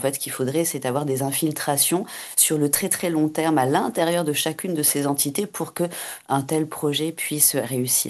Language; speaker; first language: French; native; French